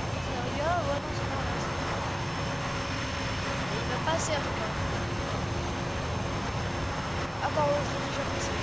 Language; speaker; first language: French; native; French